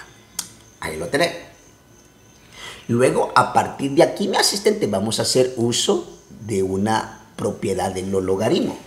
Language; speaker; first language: Spanish; native; Spanish